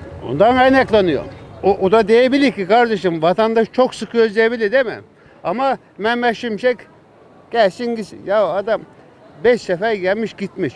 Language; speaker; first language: Turkish; native; Turkish